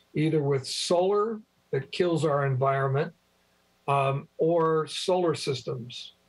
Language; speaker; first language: English; native; English